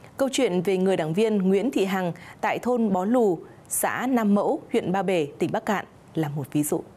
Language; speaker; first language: Vietnamese; native; Vietnamese